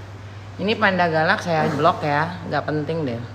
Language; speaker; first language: Indonesian; native; Indonesian